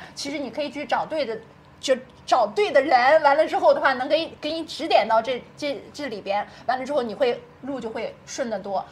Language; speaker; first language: Chinese; native; Chinese